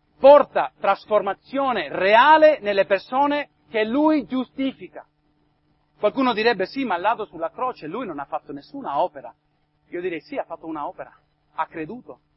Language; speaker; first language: Italian; non-native, fluent; English